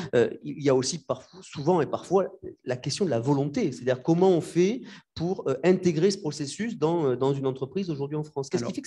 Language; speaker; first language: French; native; French